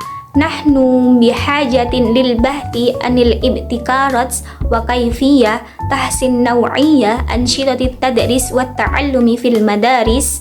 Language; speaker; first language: Arabic; non-native, learner; Indonesian